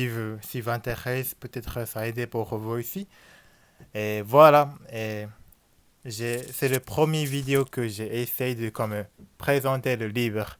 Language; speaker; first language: French; non-native, learner; Japanese